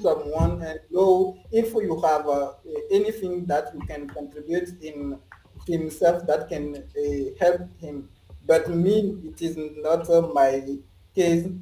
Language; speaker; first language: English; non-native, learner; French